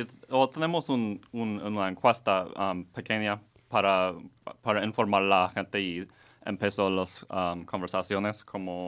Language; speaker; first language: Spanish; non-native, learner; English